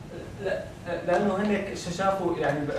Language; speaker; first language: Arabic; native; Arabic